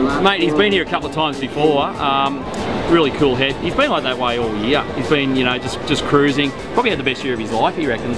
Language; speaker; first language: English; native; English